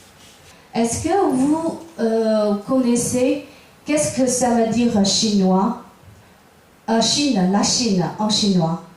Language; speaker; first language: French; non-native, fluent; Chinese